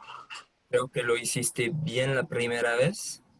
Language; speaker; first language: Spanish; non-native, fluent; French